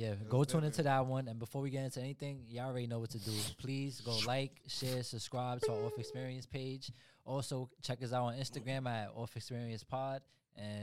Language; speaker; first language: English; native; English